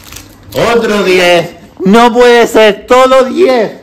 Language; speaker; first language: Spanish; native; Spanish